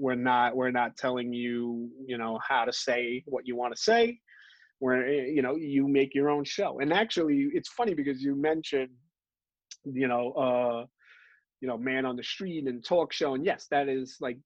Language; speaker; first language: English; native; English